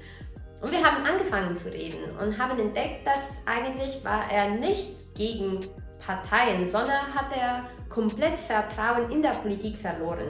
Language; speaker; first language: German; non-native, fluent; Italian